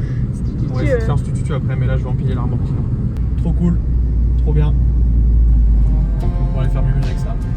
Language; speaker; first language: French; native; French